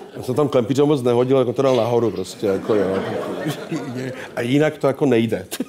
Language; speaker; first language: Czech; native; Czech